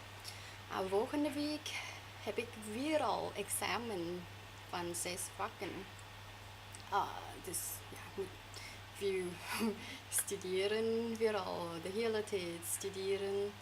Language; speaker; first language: Dutch; non-native, fluent; Thai